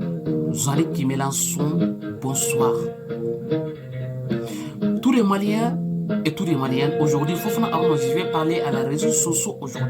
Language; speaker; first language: French; non-native, local second language; Soninke